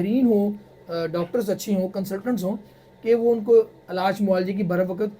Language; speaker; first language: Urdu; native; Urdu